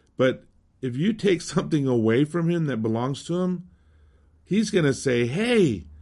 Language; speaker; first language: English; native; English